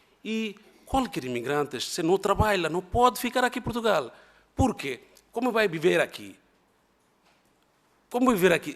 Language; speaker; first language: Portuguese; non-native, learner; Bangla